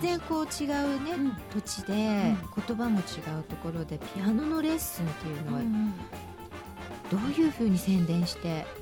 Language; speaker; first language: Japanese; native; Japanese